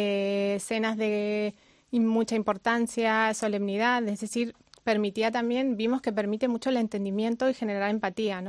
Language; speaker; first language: Spanish; native; Spanish